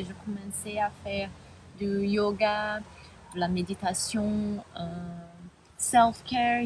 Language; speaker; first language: French; non-native, learner; Spanish